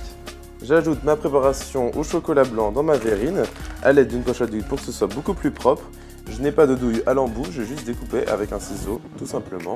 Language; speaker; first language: French; native; French